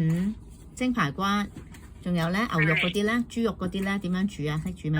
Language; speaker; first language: Cantonese; native; Cantonese